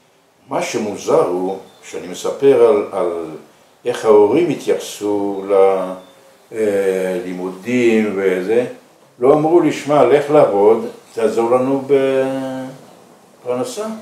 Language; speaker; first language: Hebrew; early bilingual, other home language; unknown